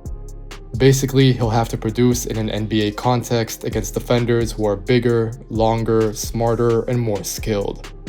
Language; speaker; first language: English; native; English